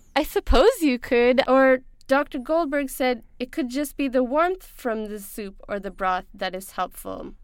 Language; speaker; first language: English; non-native, local second language; Urdu